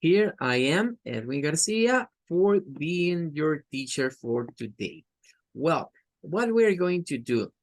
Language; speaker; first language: English; non-native, learner; Spanish